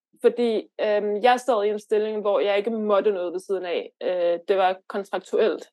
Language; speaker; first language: Danish; early bilingual, other home language; Lithuanian